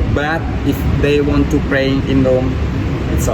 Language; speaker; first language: English; non-native, learner; Indonesian